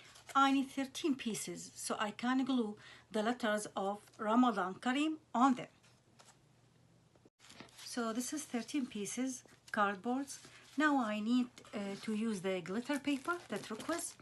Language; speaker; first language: English; non-native, fluent; Arabic